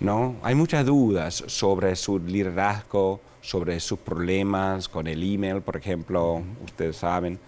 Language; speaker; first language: Spanish; non-native, fluent; English